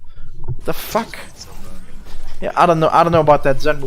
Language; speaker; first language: English; non-native, fluent; German